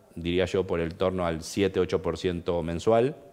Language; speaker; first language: Spanish; native; Spanish